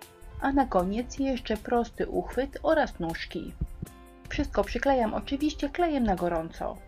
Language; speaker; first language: Polish; native; Polish